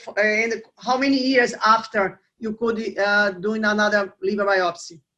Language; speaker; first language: English; non-native, learner; Portuguese